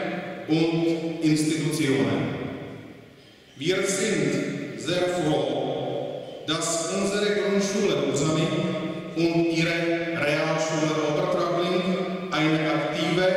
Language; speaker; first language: German; non-native, fluent; Czech